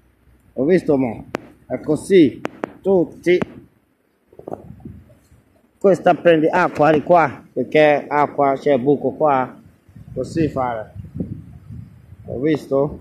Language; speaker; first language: Italian; non-native, learner; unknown